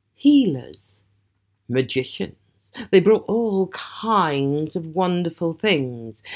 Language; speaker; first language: English; native; English